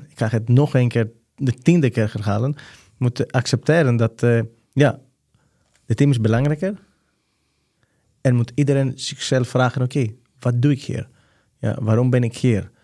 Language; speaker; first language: Dutch; non-native, fluent; Greek